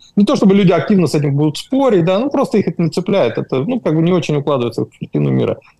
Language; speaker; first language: Russian; native; Russian